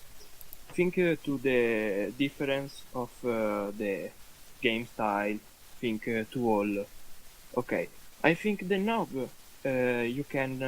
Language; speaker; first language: English; non-native, learner; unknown